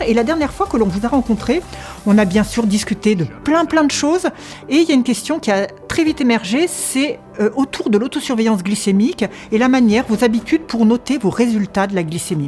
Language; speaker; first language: French; native; French